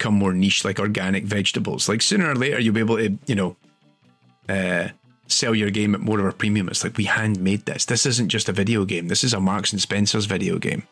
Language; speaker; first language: English; native; English